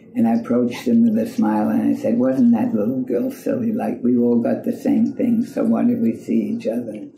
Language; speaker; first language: English; early bilingual, other home language; German